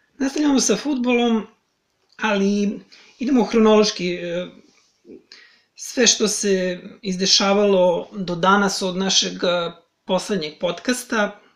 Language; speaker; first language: Serbian; native; Serbian